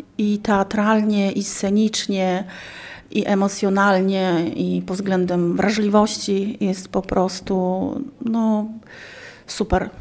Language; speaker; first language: Polish; native; Polish